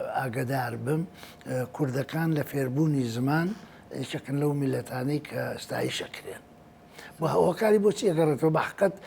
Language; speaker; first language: Central Kurdish; native; Central Kurdish